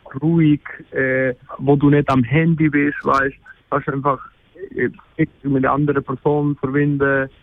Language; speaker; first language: German; non-native, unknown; Spanish